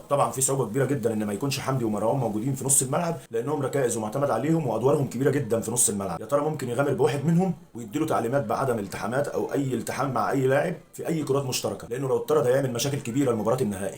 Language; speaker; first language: Arabic; native; Arabic